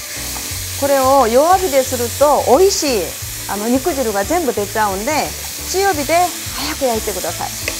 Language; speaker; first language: Japanese; non-native, fluent; Korean